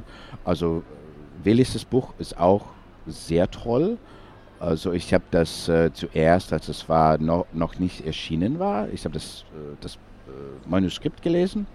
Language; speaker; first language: German; non-native, fluent; English